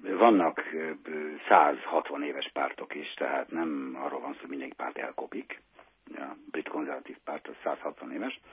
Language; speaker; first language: Hungarian; native; Hungarian